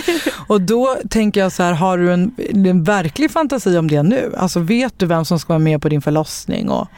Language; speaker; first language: Swedish; native; Swedish